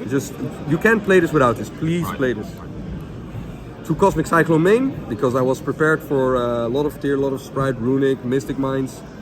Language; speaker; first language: English; non-native, fluent; Dutch